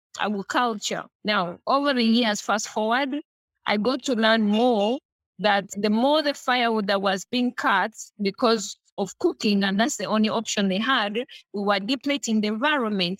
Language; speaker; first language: English; non-native, local second language; Ganda